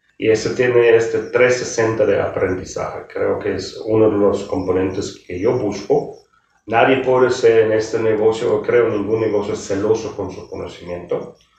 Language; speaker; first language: Spanish; non-native, fluent; German